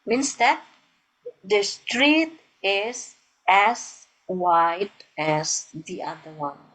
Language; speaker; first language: English; non-native, fluent; Indonesian